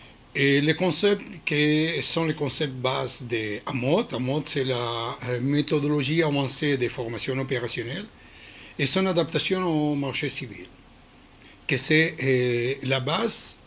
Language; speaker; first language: French; non-native, learner; Hebrew